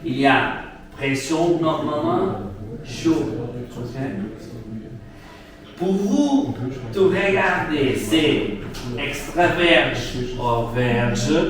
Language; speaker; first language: French; non-native, learner; Portuguese